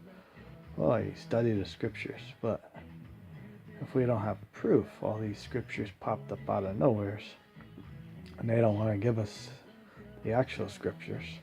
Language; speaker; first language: English; native; English